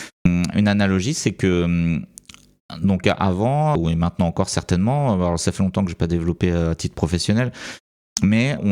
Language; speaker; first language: French; native; French